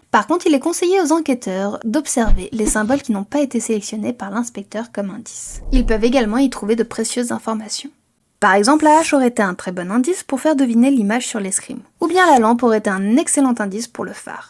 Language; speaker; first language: French; native; French